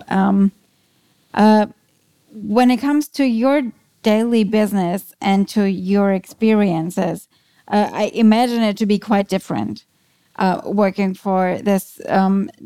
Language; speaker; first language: English; non-native, fluent; German